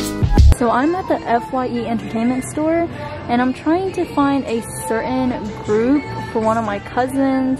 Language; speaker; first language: English; native; English